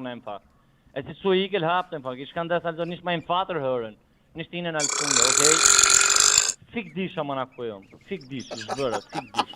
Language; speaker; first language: German; non-native, fluent; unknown